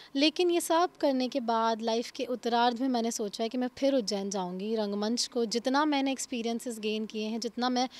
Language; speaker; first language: Hindi; native; Hindi